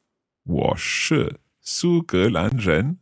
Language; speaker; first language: Chinese; non-native, learner; English